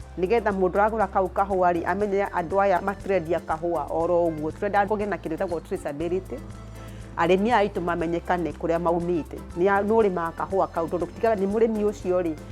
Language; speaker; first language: Kikuyu; native; Kikuyu